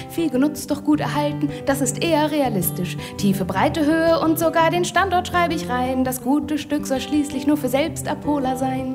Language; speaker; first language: German; native; German